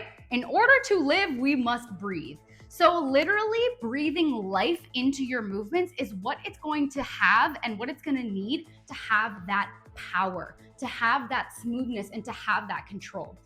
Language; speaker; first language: English; native; English